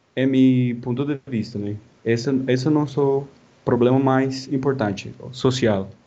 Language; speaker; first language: Portuguese; non-native, fluent; Spanish